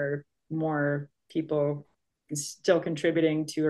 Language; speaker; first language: English; native; English